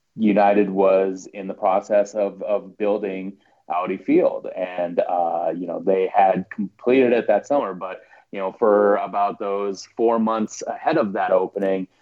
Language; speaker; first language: English; native; English